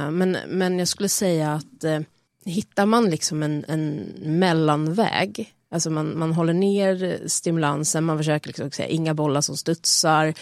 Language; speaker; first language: Swedish; native; Swedish